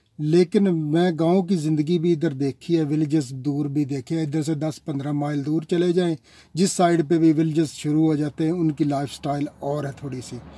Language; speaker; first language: Urdu; non-native, local second language; Punjabi